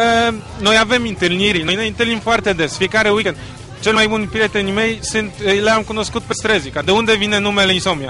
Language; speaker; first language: Romanian; non-native, fluent; Polish